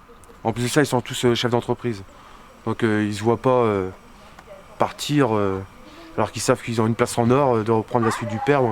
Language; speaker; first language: French; early bilingual, other home language; Portuguese